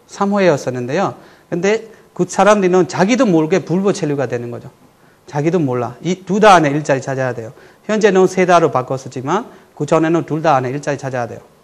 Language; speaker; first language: Korean; non-native, fluent; Burmese